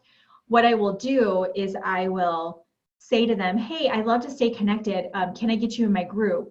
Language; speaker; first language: English; native; English